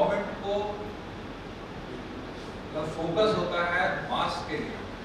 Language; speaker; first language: Hindi; native; Hindi